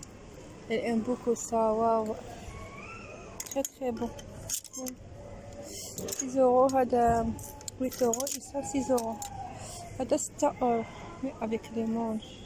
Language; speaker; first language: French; non-native, local second language; Arabic